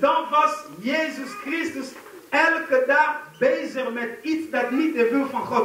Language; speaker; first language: Dutch; non-native, fluent; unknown